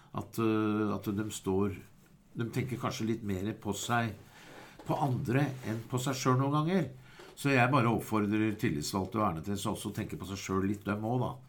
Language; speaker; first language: Norwegian; native; Norwegian